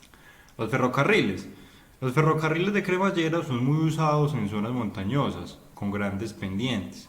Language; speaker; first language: Spanish; native; Spanish